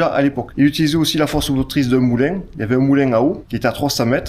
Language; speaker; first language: French; native; French